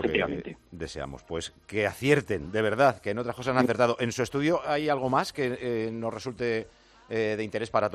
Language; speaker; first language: Spanish; native; Spanish